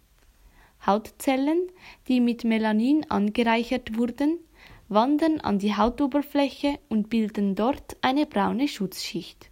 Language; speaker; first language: German; native; German